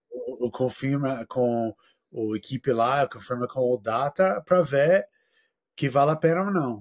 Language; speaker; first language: Portuguese; non-native, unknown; English